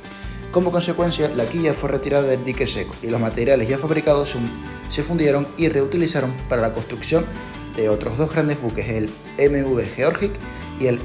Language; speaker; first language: Spanish; native; Spanish